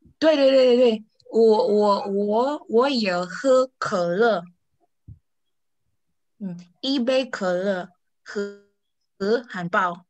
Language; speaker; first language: Chinese; non-native, learner; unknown